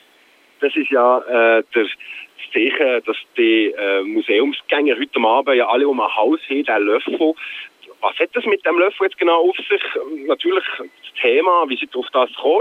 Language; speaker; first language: German; native; German